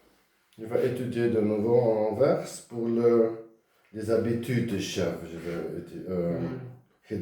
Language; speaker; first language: French; non-native, fluent; Dutch